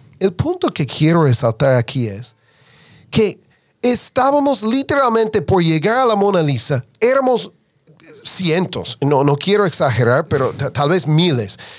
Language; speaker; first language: Spanish; non-native, fluent; English